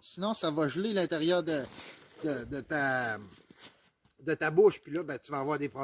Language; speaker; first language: French; native; French